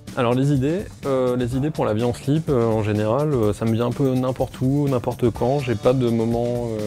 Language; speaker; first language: French; native; French